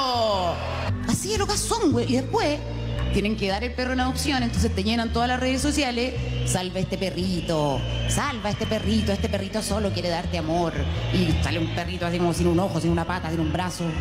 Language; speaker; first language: Spanish; native; Spanish